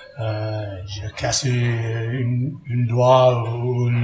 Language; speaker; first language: French; non-native, learner; English